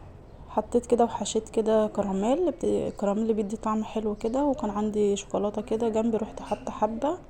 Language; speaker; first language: Arabic; native; Arabic